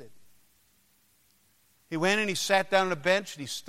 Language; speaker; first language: English; native; English